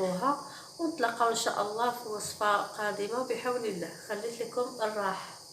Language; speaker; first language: Arabic; native; Arabic